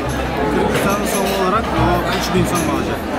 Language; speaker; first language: Turkish; non-native, learner; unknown